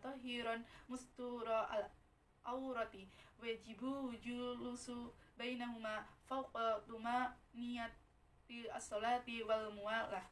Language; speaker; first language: Arabic; non-native, learner; Indonesian